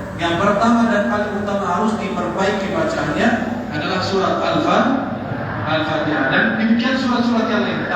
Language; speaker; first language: Indonesian; non-native, fluent; Arabic